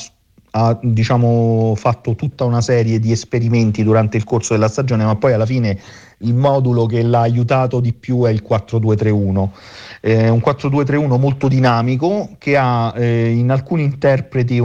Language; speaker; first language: Italian; native; Italian